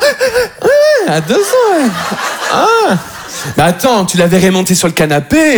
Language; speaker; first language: French; native; French